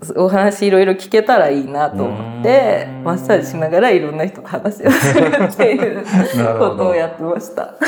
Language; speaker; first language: Japanese; native; Japanese